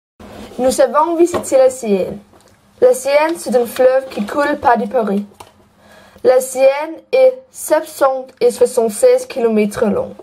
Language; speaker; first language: French; non-native, learner; Danish